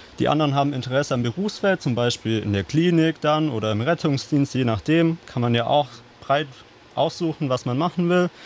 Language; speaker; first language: German; native; German